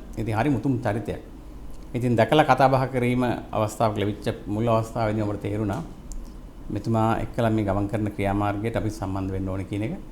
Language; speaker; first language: Sinhala; native; Sinhala